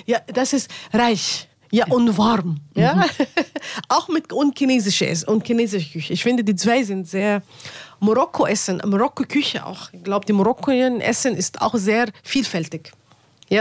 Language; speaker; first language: German; non-native, learner; Arabic